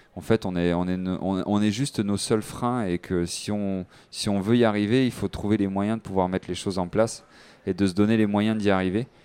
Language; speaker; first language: French; native; French